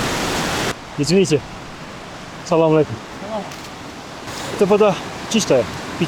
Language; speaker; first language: Russian; non-native, learner; English